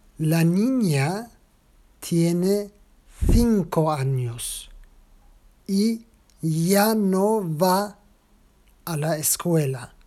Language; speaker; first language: Spanish; non-native, fluent; Turkish